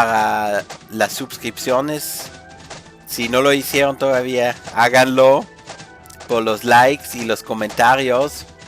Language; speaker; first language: Spanish; non-native, fluent; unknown